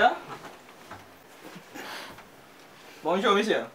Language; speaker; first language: French; non-native, learner; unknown